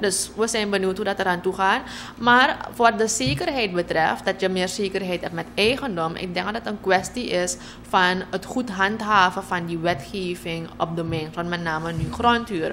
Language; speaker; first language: Dutch; native; Dutch